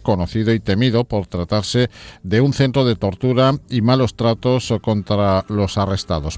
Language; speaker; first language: Spanish; native; Spanish